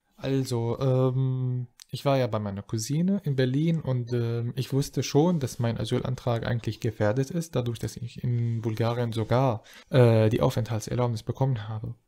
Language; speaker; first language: German; non-native, fluent; Arabic